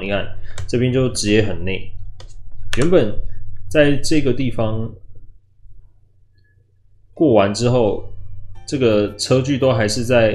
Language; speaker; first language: Chinese; native; Chinese